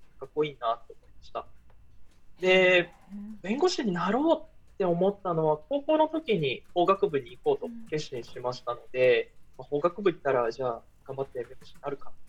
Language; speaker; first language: Japanese; early bilingual, other home language; Portuguese